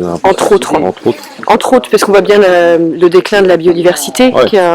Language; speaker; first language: French; native; French